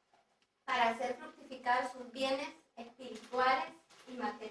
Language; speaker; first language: Spanish; native; Spanish